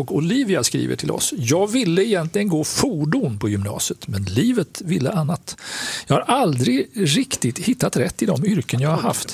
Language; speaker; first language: Swedish; native; Swedish